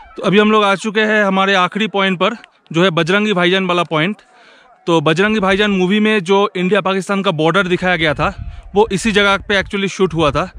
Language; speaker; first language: Hindi; non-native, local second language; Bangla